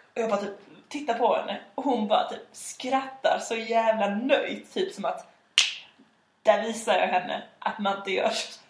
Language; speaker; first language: Swedish; native; Swedish